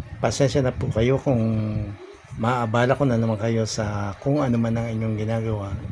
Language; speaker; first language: Filipino; native; Filipino